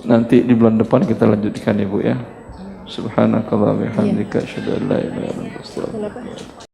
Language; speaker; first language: Indonesian; native; Indonesian